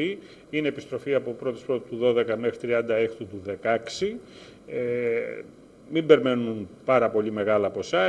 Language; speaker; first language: Greek; native; Greek